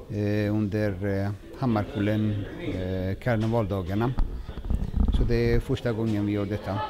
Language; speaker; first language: Swedish; non-native, fluent; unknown